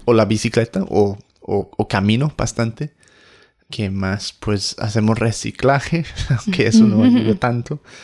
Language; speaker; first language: Spanish; non-native, fluent; English